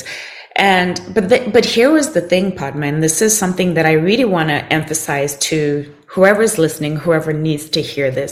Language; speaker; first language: English; non-native, local second language; Shona